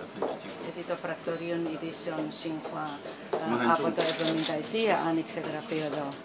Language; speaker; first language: Greek; non-native, fluent; Chinese